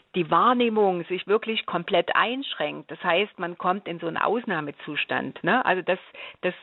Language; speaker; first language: German; native; German